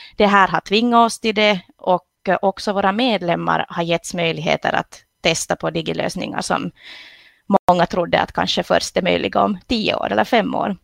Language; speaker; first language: Swedish; native; Swedish